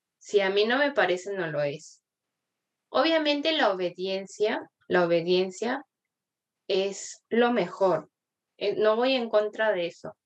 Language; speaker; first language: Spanish; early bilingual, other home language; Korean